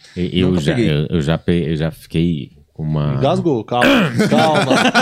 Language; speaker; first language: Portuguese; native; Portuguese